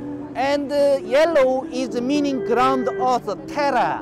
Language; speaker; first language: English; non-native, learner; Korean